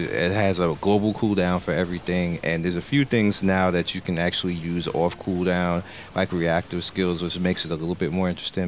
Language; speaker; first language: English; native; English